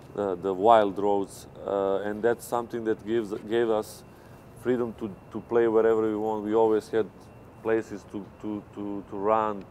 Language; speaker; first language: English; non-native, fluent; Serbian